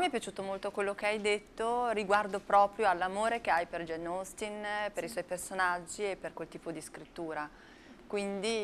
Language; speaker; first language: Italian; native; Italian